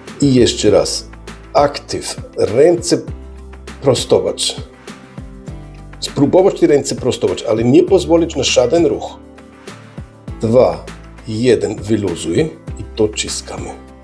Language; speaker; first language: Polish; early bilingual, heritage; Polish